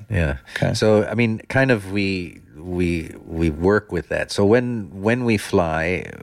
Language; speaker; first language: English; non-native, fluent; Dutch